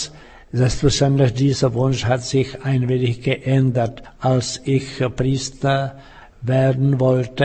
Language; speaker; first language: German; non-native, fluent; Czech